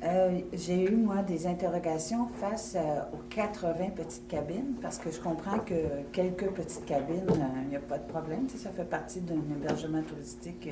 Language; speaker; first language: French; native; French